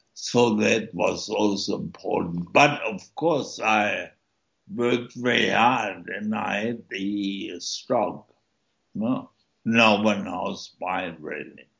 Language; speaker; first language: English; early bilingual, other home language; German